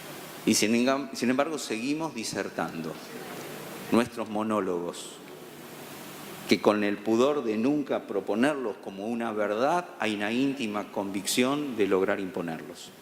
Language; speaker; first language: Spanish; native; Spanish